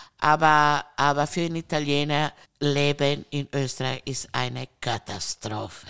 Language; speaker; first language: German; non-native, learner; Italian